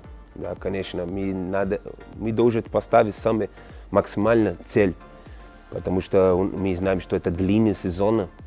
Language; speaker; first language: Russian; non-native, learner; Portuguese